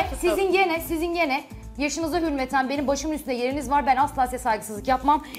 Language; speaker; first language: Turkish; native; Turkish